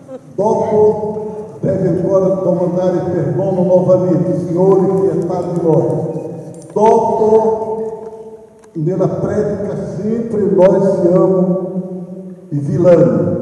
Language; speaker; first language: Italian; non-native, fluent; Portuguese